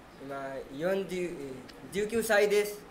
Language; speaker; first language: Japanese; non-native, learner; Nepali